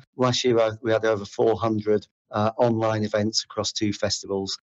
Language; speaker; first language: English; native; English